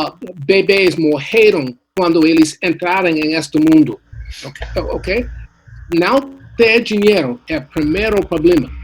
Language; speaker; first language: Portuguese; non-native, learner; English